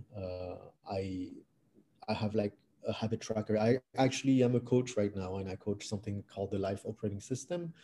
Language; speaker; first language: English; non-native, fluent; French